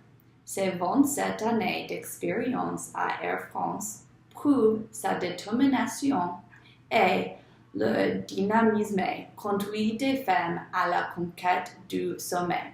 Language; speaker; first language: French; non-native, learner; English